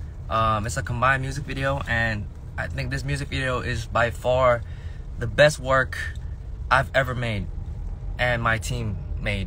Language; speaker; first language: English; early bilingual, other home language; Korean